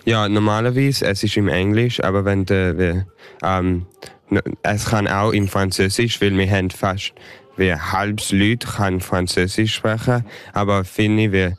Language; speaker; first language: German; early bilingual, heritage; English